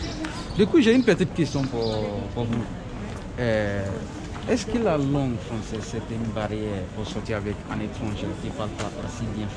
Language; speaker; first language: French; non-native, learner; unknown